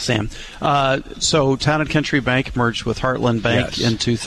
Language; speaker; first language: English; native; English